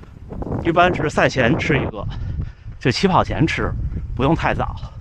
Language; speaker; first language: Chinese; native; Chinese